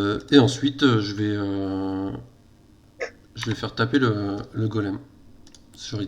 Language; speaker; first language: French; native; French